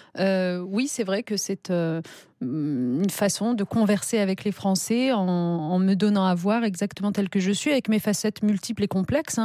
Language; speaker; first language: French; early bilingual, other home language; Riffian